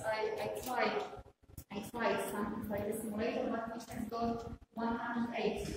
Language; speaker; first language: English; non-native, fluent; Polish